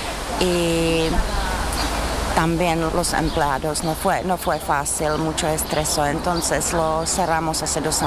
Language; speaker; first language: Spanish; non-native, learner; Czech